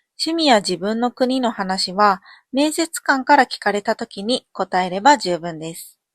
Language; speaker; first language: Japanese; native; Japanese